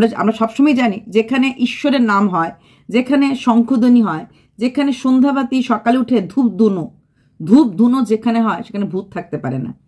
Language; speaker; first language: Bangla; native; Bangla